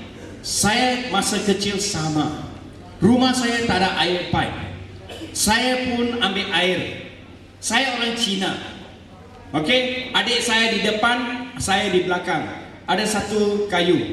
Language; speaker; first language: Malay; non-native, local second language; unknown